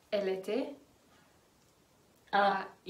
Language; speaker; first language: French; non-native, learner; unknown